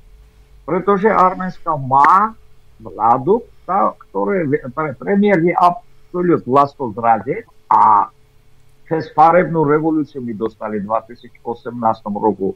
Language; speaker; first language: Slovak; non-native, fluent; Armenian